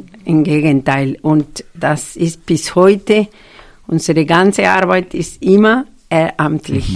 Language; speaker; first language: German; non-native, fluent; Spanish